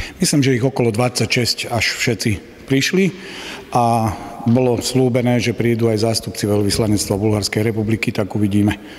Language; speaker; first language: Slovak; native; Slovak